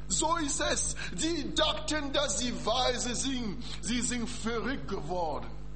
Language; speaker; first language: German; non-native, learner; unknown